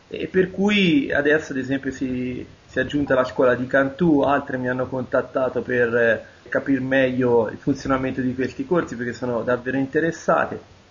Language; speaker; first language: Italian; native; Italian